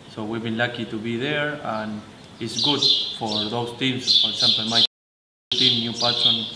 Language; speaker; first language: English; non-native, fluent; Spanish